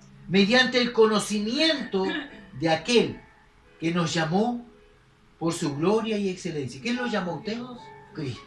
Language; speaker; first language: Spanish; native; Spanish